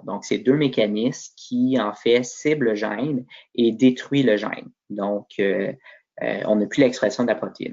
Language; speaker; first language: French; native; French